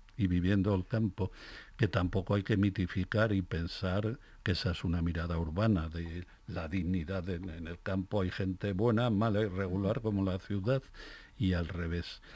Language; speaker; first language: Spanish; native; Spanish